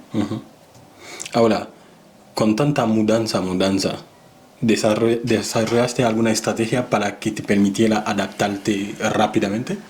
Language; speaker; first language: Spanish; non-native, fluent; Haitian Creole